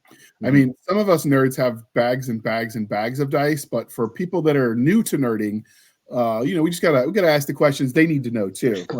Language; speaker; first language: English; native; English